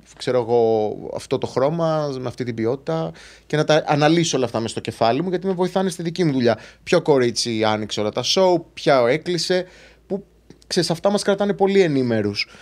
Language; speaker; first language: Greek; native; Greek